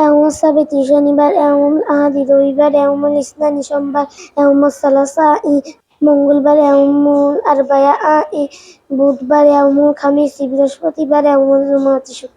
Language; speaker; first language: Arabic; non-native, learner; Bangla